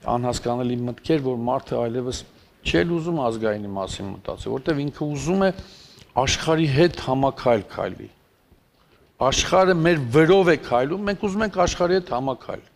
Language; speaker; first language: Armenian; native; Armenian